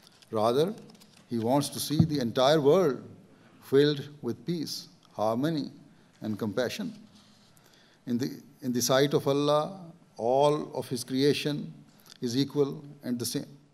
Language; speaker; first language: English; non-native, local second language; Urdu